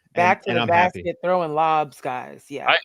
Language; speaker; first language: English; native; English